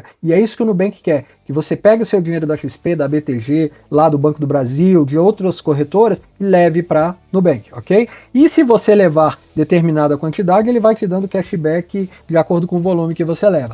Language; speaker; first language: Portuguese; native; Portuguese